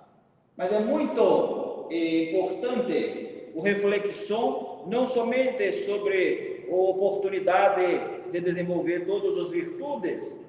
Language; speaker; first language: Portuguese; non-native, fluent; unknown